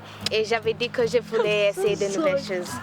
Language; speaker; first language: French; non-native, learner; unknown